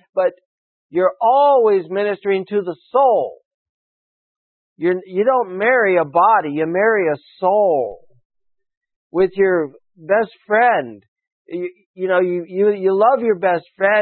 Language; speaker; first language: English; native; English